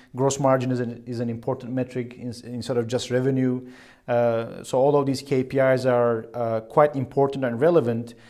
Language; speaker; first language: English; non-native, fluent; Turkish